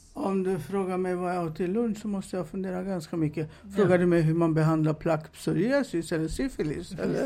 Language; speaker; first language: Swedish; non-native, fluent; Romanian